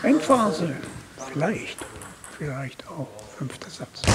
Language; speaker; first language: German; native; German